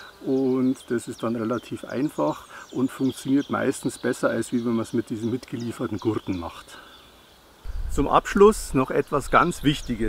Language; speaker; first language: German; native; German